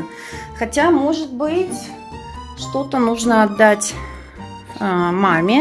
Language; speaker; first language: Russian; native; Russian